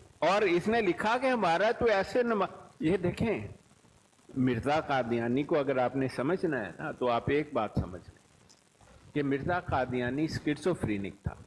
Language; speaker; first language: Urdu; non-native, local second language; Punjabi